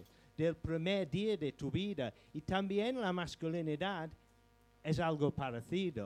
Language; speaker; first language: Spanish; non-native, fluent; English